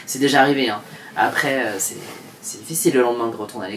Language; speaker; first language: French; native; French